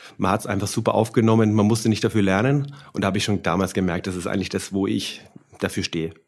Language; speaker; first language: German; native; German